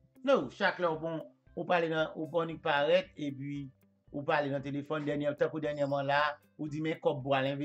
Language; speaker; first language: French; non-native, local second language; Haitian Creole